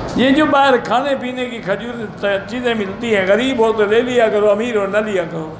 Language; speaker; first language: Urdu; non-native, local second language; Punjabi